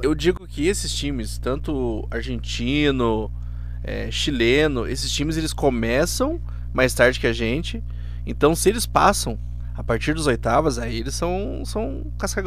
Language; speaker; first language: Portuguese; native; Portuguese